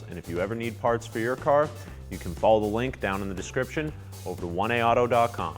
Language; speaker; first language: English; native; English